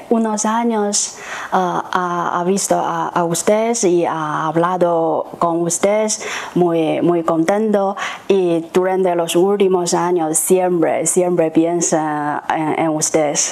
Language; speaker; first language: Spanish; non-native, fluent; Chinese